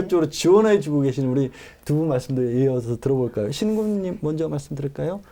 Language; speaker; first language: Korean; native; Korean